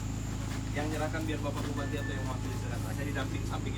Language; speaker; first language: Indonesian; native; Indonesian